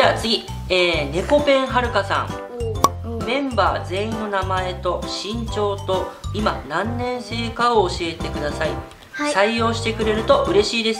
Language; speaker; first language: Japanese; native; Japanese